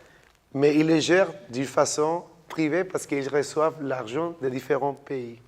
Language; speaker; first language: French; non-native, fluent; Spanish